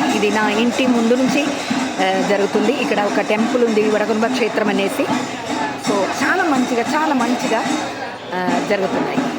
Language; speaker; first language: Telugu; non-native, local second language; Malayalam